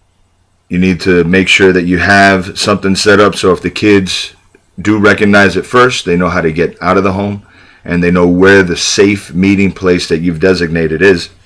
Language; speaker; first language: English; native; English